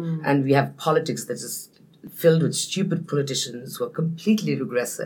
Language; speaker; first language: English; non-native, local second language; Nepali